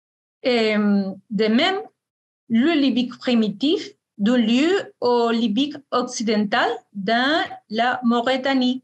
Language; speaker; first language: French; non-native, fluent; Spanish